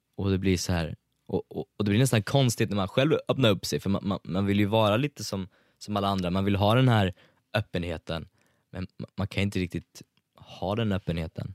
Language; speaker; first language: Swedish; early bilingual, other home language; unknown